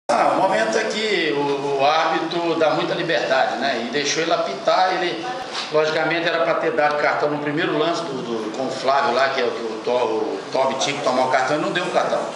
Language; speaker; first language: Portuguese; native; Portuguese